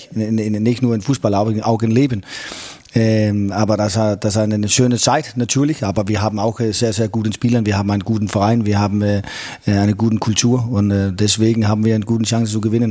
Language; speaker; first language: German; non-native, fluent; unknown